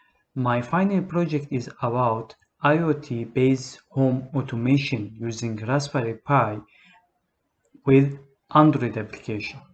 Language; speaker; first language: English; non-native, learner; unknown